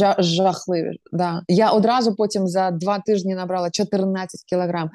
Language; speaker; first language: Ukrainian; non-native, local second language; Russian